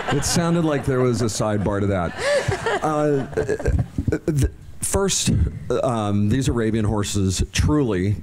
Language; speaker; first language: English; native; English